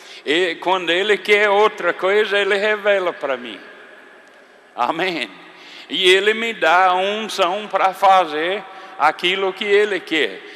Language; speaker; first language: Portuguese; non-native, fluent; English